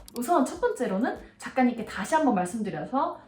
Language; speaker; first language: Korean; native; Korean